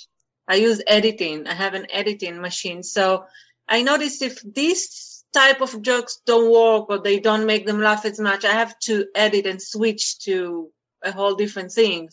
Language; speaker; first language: English; non-native, fluent; Hebrew